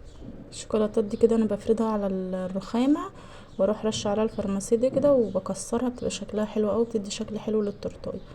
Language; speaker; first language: Arabic; native; Arabic